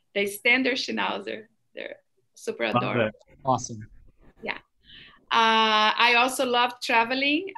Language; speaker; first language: English; non-native, fluent; Portuguese